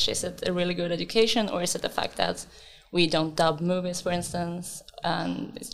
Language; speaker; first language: English; non-native, fluent; Swedish